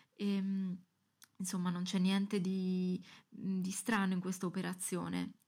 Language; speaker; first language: Italian; non-native, fluent; Greek